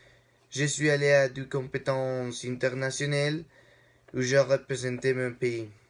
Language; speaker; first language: French; non-native, learner; Spanish